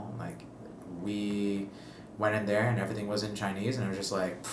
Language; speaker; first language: English; non-native, local second language; Filipino